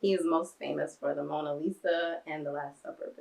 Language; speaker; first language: English; native; English